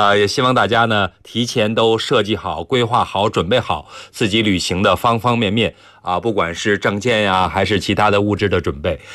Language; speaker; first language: Chinese; native; Chinese